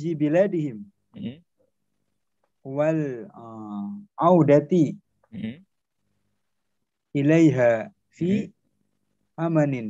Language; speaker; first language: Arabic; non-native, learner; Indonesian